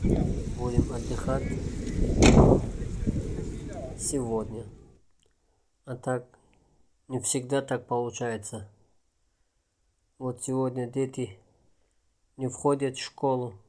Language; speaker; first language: Russian; non-native, local second language; Tajik